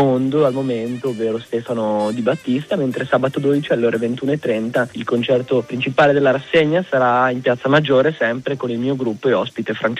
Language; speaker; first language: Italian; native; Italian